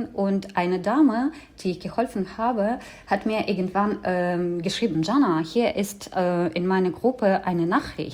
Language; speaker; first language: German; non-native, fluent; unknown